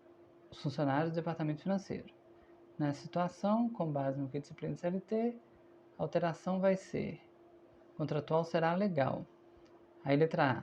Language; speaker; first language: Portuguese; native; Portuguese